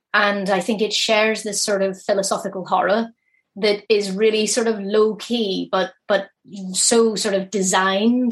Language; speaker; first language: English; native; English